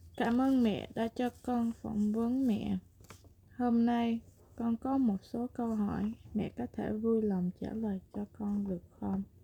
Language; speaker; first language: Vietnamese; early bilingual, other home language; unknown